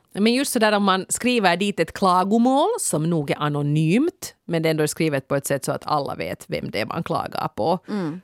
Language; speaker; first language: Swedish; native; Swedish